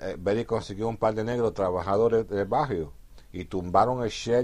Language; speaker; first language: Spanish; early bilingual, heritage; Spanish